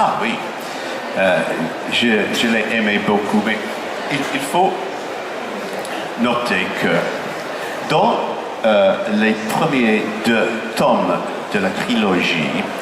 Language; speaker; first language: French; non-native, fluent; English